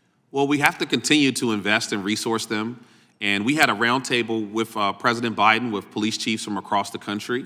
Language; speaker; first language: English; native; English